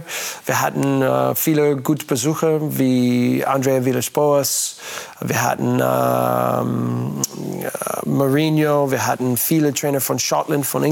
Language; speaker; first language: German; non-native, learner; English